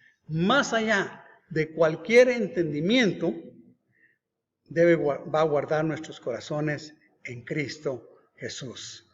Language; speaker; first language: Spanish; native; Spanish